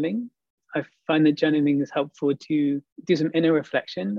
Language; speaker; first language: English; native; English